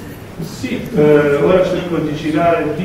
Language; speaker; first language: Italian; native; Italian